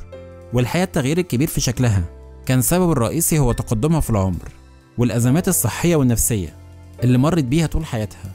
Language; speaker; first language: Arabic; native; Arabic